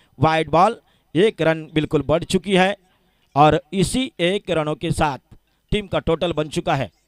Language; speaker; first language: Hindi; non-native, local second language; Marathi